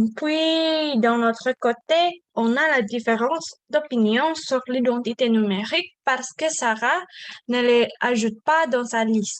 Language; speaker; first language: French; non-native, learner; Indonesian